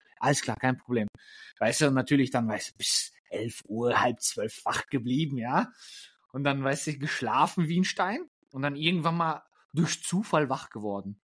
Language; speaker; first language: German; early bilingual, other home language; Polish